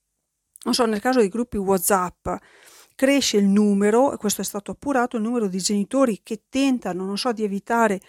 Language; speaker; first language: Italian; native; Italian